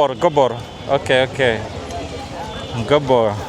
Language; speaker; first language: English; non-native, learner; Slovak